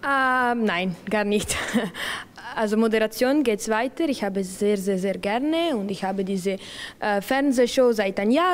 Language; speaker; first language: German; non-native, local second language; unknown